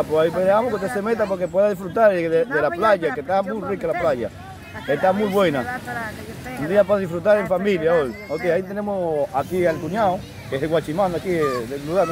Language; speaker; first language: Spanish; native; Spanish